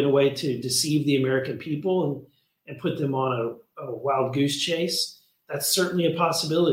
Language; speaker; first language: English; native; English